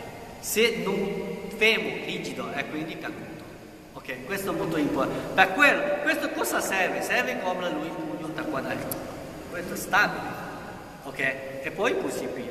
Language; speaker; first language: Italian; non-native, learner; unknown